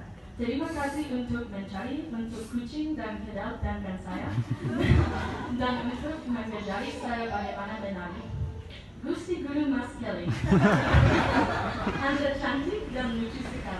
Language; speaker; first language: Indonesian; non-native, learner; English